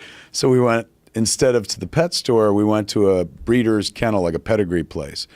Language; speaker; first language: English; native; English